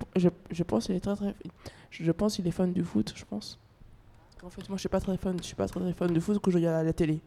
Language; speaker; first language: French; non-native, learner; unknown